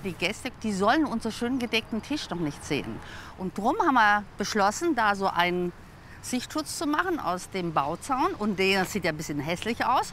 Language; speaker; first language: German; native; German